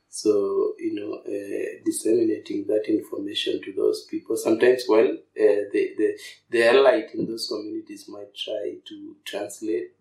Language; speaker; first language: English; non-native, local second language; Masai